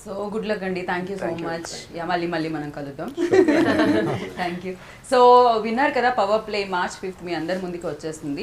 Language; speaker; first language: Telugu; native; Telugu